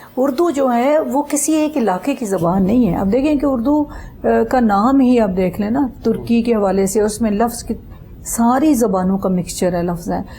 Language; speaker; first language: Urdu; non-native, local second language; Punjabi